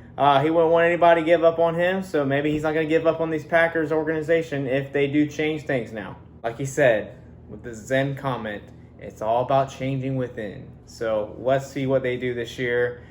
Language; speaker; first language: English; native; English